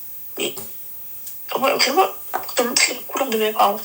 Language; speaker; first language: French; native; French